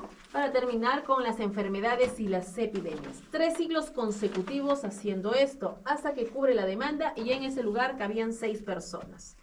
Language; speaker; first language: Spanish; native; Spanish